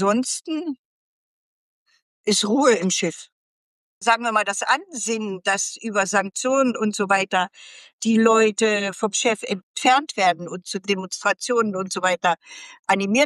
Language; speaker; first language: German; native; German